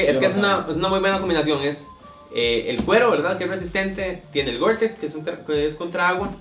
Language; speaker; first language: Spanish; native; Spanish